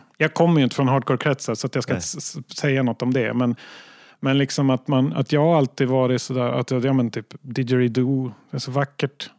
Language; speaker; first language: Swedish; native; Swedish